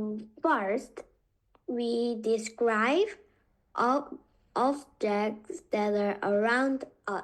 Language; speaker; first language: English; non-native, learner; Korean